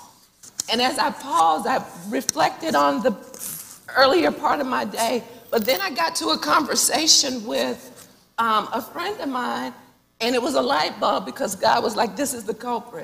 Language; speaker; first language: English; native; English